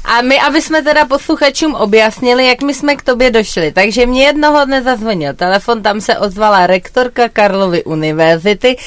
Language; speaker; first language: Czech; native; Czech